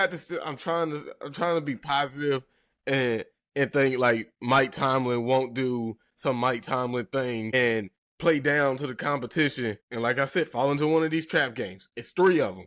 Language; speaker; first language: English; native; English